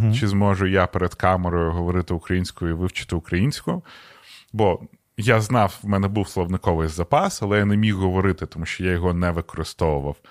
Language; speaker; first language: Ukrainian; non-native, local second language; Russian